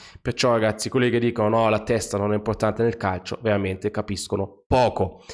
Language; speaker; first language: Italian; non-native, fluent; German